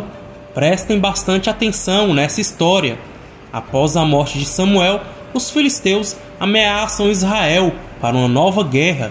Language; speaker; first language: Portuguese; native; Portuguese